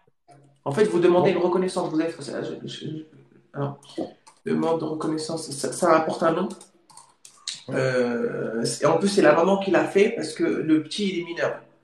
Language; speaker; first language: French; native; French